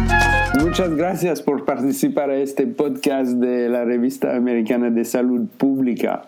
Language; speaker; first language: Spanish; non-native, fluent; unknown